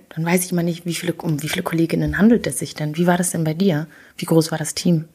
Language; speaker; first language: German; early bilingual, other home language; Kinyarwanda